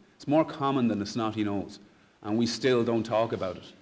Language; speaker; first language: English; native; English